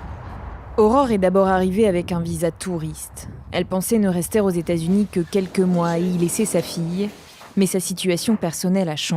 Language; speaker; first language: French; native; French